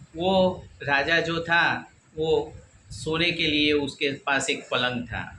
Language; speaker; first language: Hindi; non-native, local second language; Gujarati